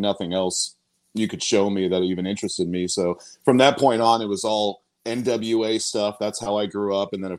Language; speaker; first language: English; native; English